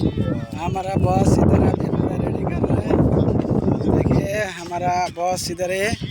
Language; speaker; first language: Hindi; non-native, learner; Bangla